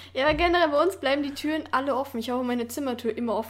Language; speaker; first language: German; native; German